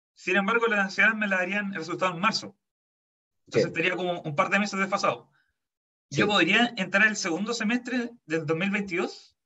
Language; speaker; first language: Spanish; native; Spanish